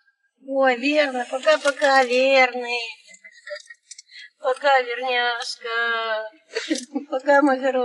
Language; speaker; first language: Russian; native; Russian